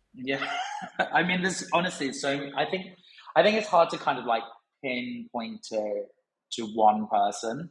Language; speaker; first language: English; native; English